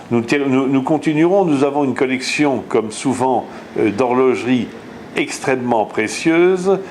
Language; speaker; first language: French; native; French